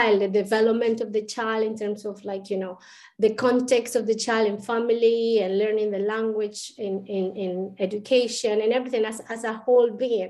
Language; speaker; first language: English; non-native, fluent; Spanish